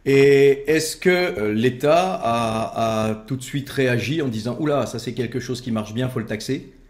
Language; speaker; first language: French; native; French